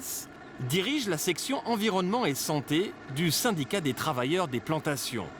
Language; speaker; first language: French; native; French